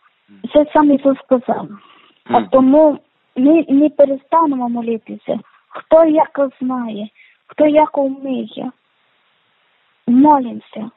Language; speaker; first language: Ukrainian; non-native, learner; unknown